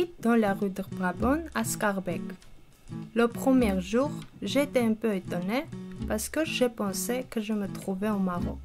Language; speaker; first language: French; non-native, learner; Armenian